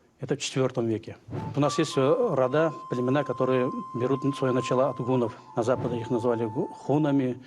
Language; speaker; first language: Russian; non-native, local second language; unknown